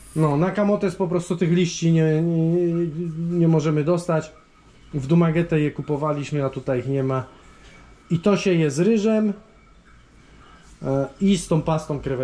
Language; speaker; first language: Polish; native; Polish